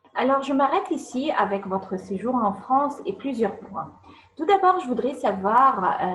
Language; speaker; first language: French; non-native, fluent; Arabic